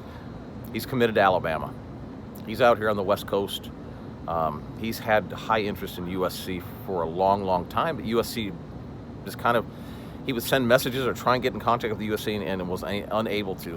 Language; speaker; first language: English; native; English